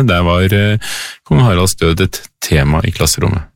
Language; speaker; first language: Norwegian; native; Norwegian